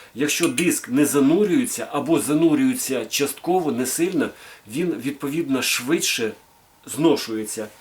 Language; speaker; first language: Ukrainian; non-native, local second language; Russian